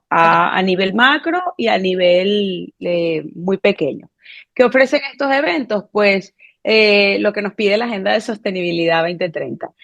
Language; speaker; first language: Spanish; native; Spanish